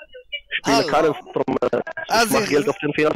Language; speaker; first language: German; non-native, fluent; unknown